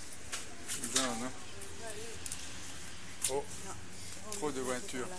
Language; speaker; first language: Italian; non-native, learner; French